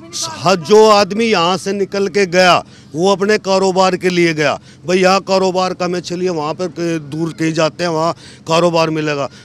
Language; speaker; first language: Hindi; native; Hindi